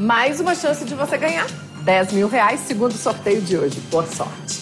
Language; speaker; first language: Portuguese; native; Portuguese